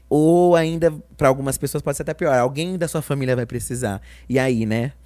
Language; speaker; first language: Portuguese; native; Portuguese